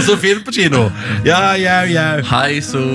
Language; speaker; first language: Norwegian; native; Norwegian